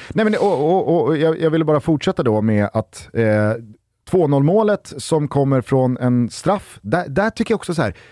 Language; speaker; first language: Swedish; native; Swedish